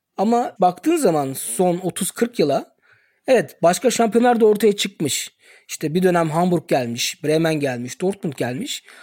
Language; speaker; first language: Turkish; early bilingual, heritage; Turkish